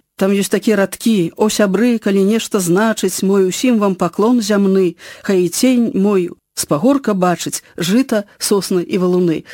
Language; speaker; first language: Belarusian; native; Belarusian